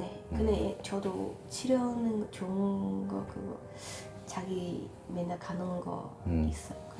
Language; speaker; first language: Korean; non-native, learner; Chinese